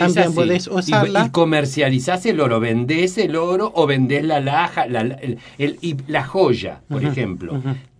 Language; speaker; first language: Spanish; native; Spanish